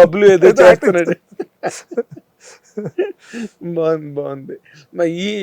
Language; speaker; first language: Telugu; native; Telugu